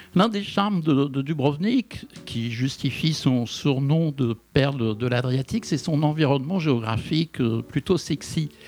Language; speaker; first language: French; native; French